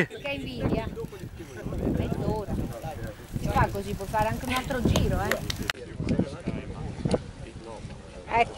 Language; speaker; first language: Italian; native; Italian